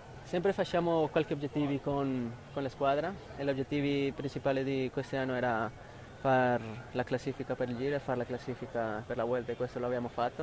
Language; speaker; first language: Italian; non-native, fluent; Spanish